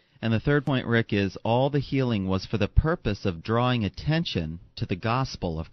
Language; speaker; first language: English; native; English